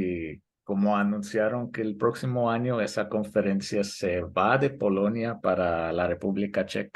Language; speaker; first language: Spanish; early bilingual, heritage; Spanish